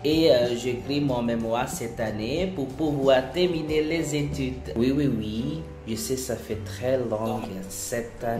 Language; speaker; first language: French; non-native, learner; Indonesian